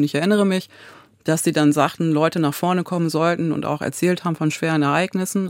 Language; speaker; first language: German; native; German